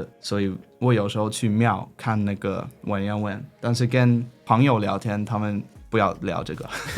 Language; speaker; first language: Chinese; non-native, fluent; English